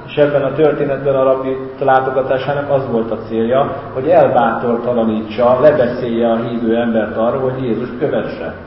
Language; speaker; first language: Hungarian; native; Hungarian